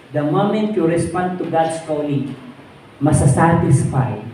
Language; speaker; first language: English; non-native, local second language; Filipino